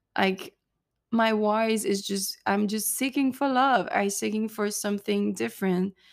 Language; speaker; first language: English; non-native, fluent; French